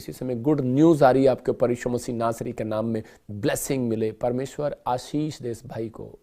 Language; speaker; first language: Hindi; non-native, local second language; Punjabi